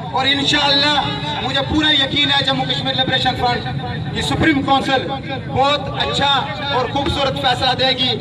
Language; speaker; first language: Urdu; non-native, local second language; Pahari-Potwari